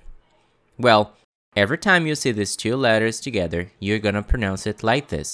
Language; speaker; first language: English; non-native, fluent; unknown